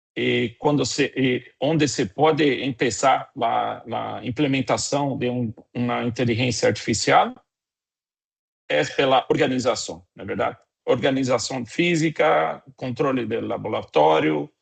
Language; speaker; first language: Portuguese; non-native, fluent; Spanish